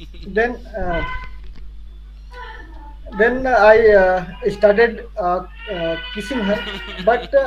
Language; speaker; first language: English; non-native, learner; Hindi